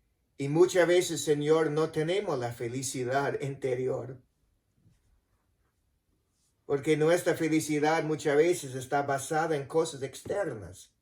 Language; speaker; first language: Spanish; non-native, fluent; English